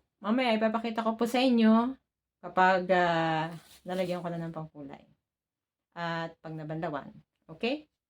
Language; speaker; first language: Filipino; native; Filipino